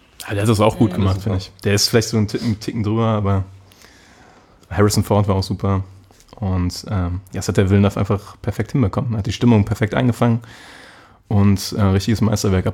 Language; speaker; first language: German; native; German